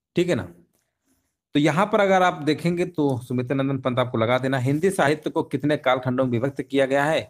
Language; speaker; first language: Hindi; native; Hindi